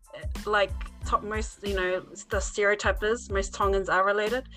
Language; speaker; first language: English; native; English